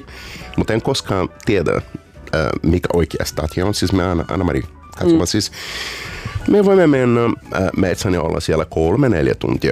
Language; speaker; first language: Finnish; non-native, learner; Portuguese